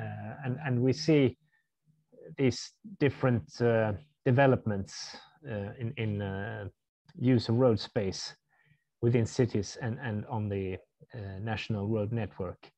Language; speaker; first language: English; non-native, fluent; Swedish